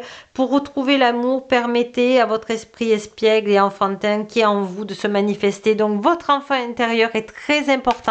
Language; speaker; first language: French; native; French